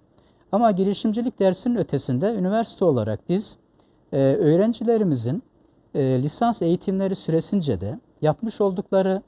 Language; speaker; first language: Turkish; native; Turkish